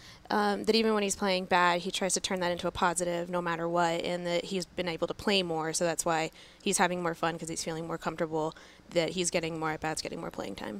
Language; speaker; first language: English; early bilingual, other home language; Spanish